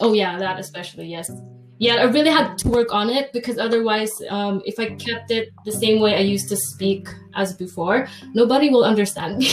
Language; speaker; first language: English; non-native, local second language; Filipino